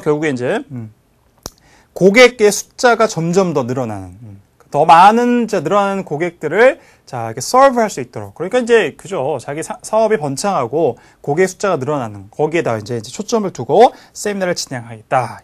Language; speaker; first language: Korean; native; Korean